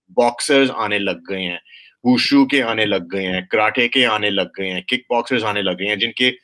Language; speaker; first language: Urdu; early bilingual, heritage; Urdu